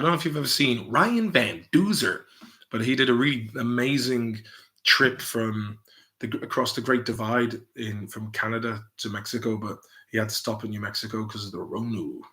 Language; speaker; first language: English; native; English